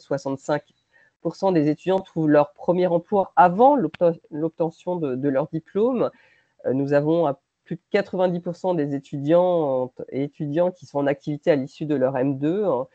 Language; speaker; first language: French; native; French